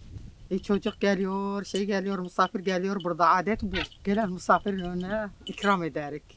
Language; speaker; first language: Turkish; non-native, local second language; Arabic